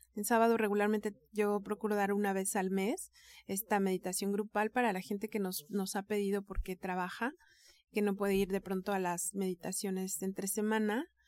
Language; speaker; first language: Spanish; native; Spanish